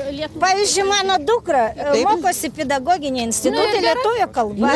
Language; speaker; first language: Lithuanian; non-native, local second language; Russian